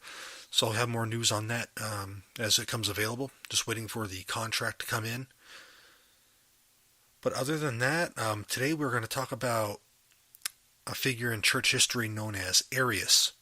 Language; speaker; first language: English; native; English